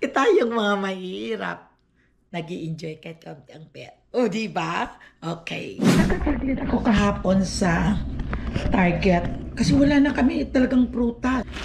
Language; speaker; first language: Filipino; non-native, local second language; Aklanon